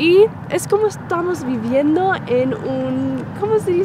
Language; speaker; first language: Spanish; non-native, learner; English